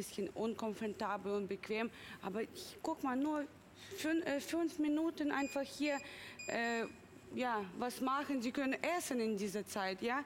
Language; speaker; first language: German; non-native, fluent; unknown